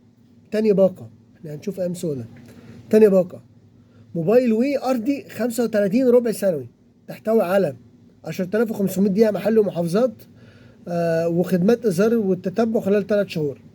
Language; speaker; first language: Arabic; native; Arabic